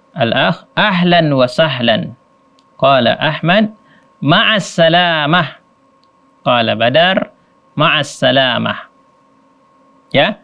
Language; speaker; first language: Arabic; non-native, fluent; Indonesian